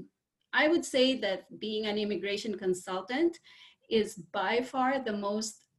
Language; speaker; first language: English; non-native, local second language; Filipino